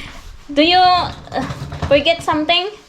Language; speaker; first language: English; non-native, local second language; Filipino